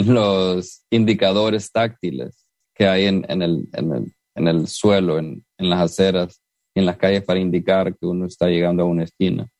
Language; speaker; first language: Spanish; native; Spanish